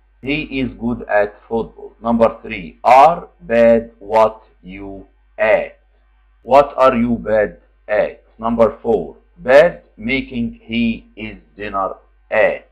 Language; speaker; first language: English; non-native, fluent; Arabic